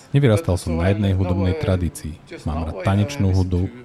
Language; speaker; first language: Slovak; non-native, fluent; Norwegian